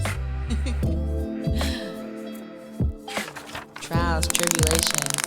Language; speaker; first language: English; native; English